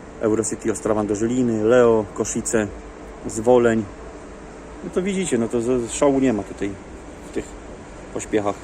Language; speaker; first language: Polish; native; Polish